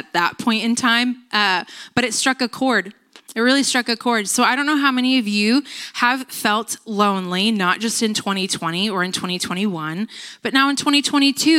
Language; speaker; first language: English; native; English